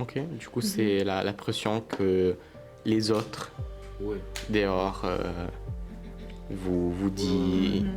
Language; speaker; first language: French; non-native, learner; Italian